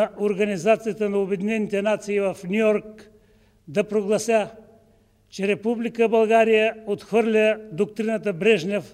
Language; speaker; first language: Bulgarian; native; Bulgarian